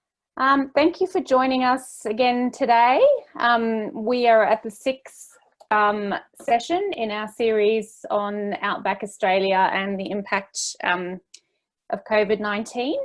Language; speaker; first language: English; native; English